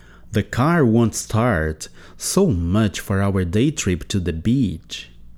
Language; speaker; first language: English; non-native, fluent; Portuguese